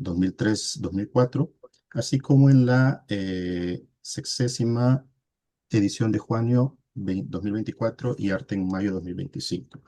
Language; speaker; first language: Spanish; native; Spanish